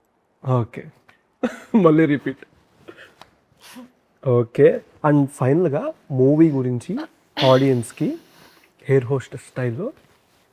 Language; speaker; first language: Telugu; native; Telugu